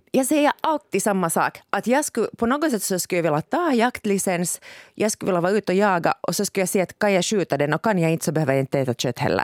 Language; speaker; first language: Swedish; native; Swedish